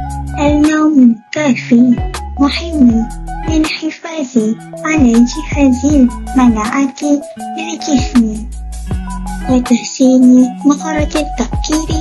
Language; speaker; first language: Arabic; non-native, learner; Malay